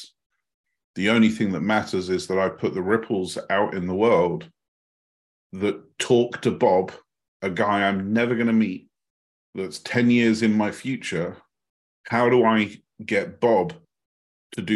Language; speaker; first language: English; native; English